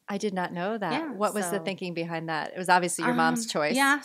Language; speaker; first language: English; native; English